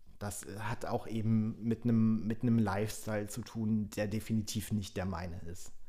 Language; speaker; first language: German; early bilingual, other home language; Polish